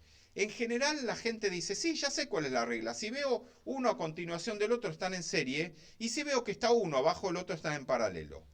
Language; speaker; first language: Spanish; native; Spanish